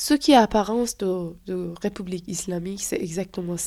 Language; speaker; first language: French; non-native, fluent; Persian